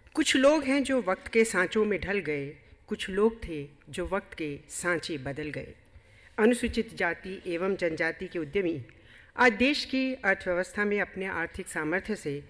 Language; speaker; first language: Hindi; native; Hindi